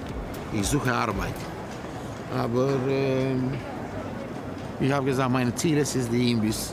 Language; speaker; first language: German; non-native, learner; Romanian